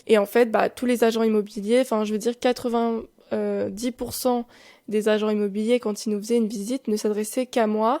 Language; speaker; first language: French; native; French